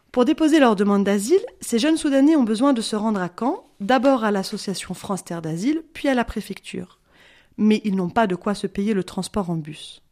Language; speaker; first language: French; native; French